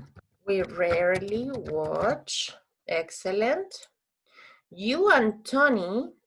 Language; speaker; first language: English; non-native, fluent; Spanish